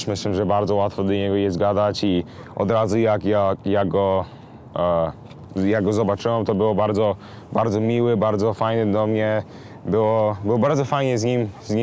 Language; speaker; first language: Polish; early bilingual, heritage; English